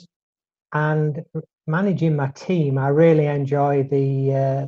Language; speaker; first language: English; native; English